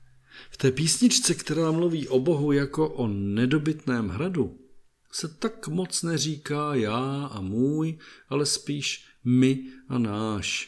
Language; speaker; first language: Czech; native; Czech